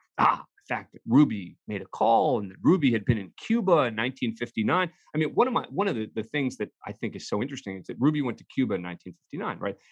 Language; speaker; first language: English; native; English